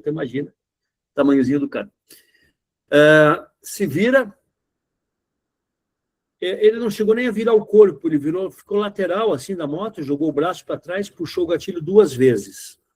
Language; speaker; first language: Portuguese; native; Portuguese